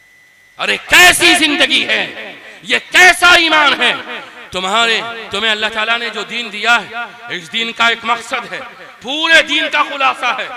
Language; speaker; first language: Urdu; native; Urdu